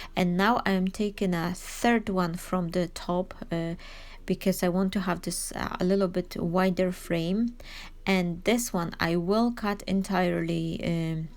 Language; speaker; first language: English; non-native, fluent; Polish